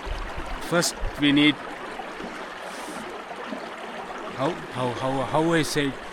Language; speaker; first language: English; non-native, learner; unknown